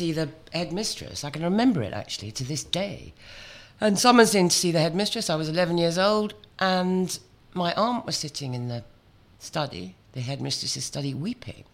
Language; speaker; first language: English; native; English